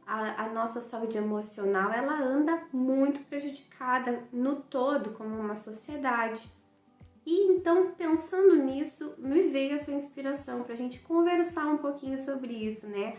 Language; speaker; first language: Portuguese; native; Portuguese